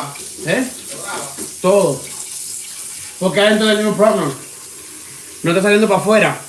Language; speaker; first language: Spanish; early bilingual, other home language; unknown